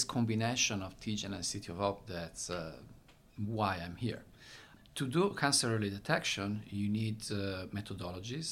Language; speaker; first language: English; non-native, fluent; Italian